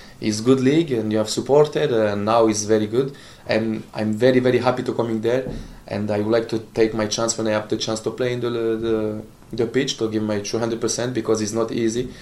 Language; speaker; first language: English; non-native, learner; Italian